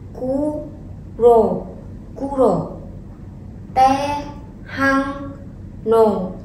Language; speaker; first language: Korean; non-native, fluent; Vietnamese